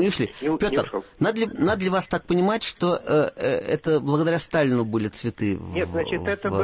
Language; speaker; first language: Russian; native; Russian